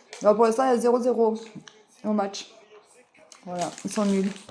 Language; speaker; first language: French; native; French